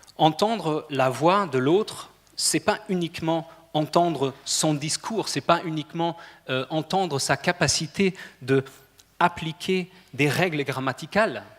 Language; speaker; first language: French; non-native, fluent; German